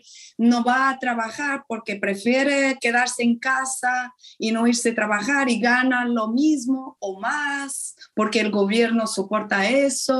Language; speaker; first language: Spanish; non-native, fluent; Portuguese